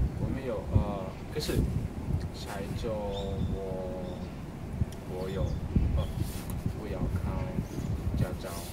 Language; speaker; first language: Chinese; non-native, learner; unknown